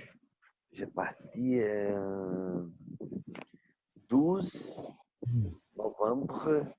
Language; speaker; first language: French; non-native, learner; Portuguese